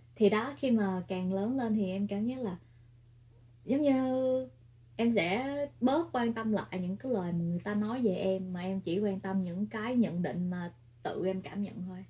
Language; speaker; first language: Vietnamese; native; Vietnamese